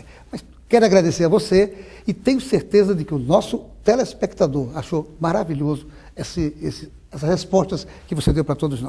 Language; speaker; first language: Portuguese; native; Portuguese